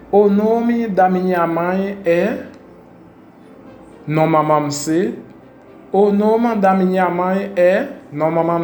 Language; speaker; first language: Portuguese; non-native, fluent; Haitian Creole